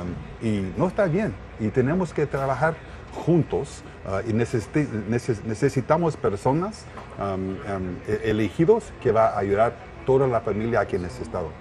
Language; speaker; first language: Spanish; non-native, learner; English